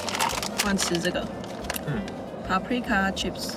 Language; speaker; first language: Chinese; native; Chinese